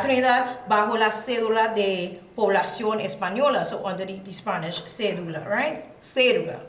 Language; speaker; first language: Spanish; non-native, learner; English